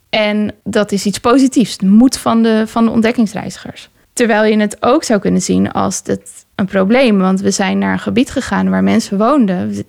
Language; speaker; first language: Dutch; native; Dutch